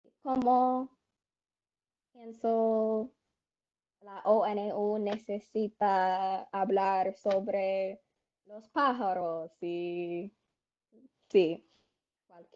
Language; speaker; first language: Spanish; non-native, learner; English